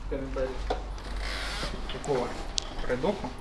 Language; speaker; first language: Russian; native; Russian